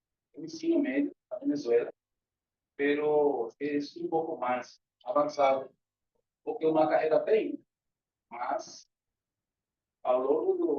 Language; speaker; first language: Portuguese; non-native, learner; Spanish